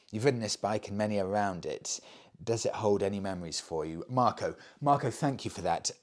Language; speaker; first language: English; native; English